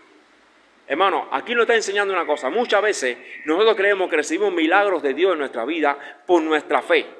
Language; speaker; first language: Spanish; native; Spanish